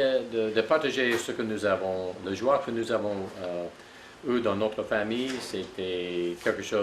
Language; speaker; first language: French; non-native, fluent; English